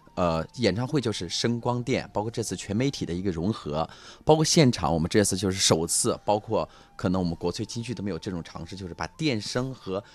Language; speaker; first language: Chinese; native; Chinese